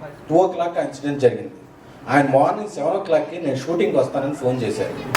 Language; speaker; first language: Telugu; native; Telugu